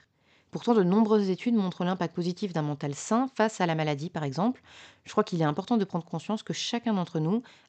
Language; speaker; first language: French; native; French